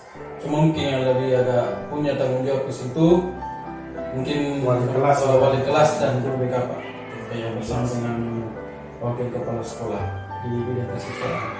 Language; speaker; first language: Indonesian; native; Indonesian